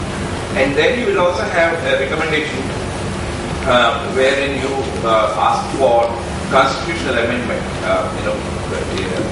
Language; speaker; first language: English; non-native, local second language; Telugu